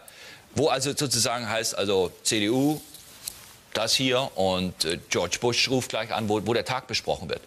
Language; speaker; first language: German; native; German